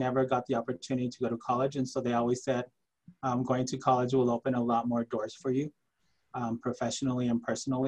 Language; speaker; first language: English; early bilingual, other home language; Spanish